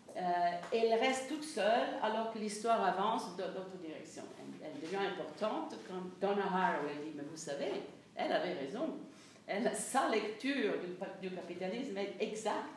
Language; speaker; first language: French; non-native, fluent; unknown